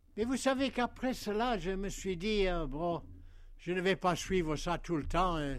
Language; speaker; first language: French; non-native, fluent; English